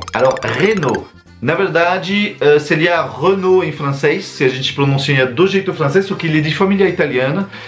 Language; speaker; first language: Portuguese; non-native, fluent; French